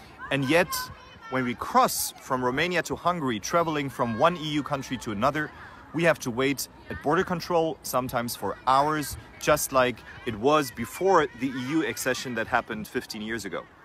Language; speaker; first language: English; non-native, fluent; German